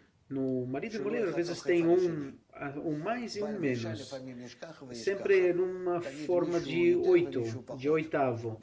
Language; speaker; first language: Portuguese; non-native, fluent; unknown